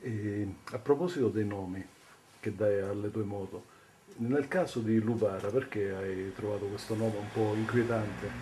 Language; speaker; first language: Italian; native; Italian